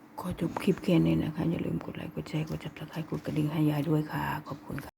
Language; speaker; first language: Thai; non-native, local second language; Lao